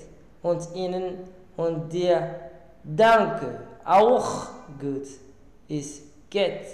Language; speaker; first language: German; non-native, learner; Arabic